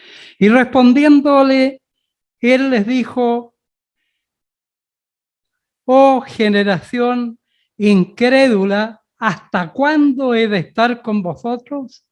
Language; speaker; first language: Spanish; native; Spanish